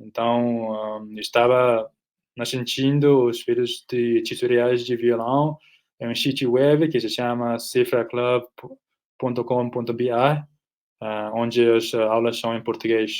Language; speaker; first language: Portuguese; non-native, fluent; Nepali